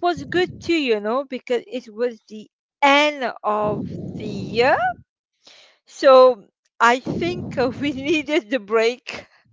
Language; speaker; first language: English; non-native, fluent; French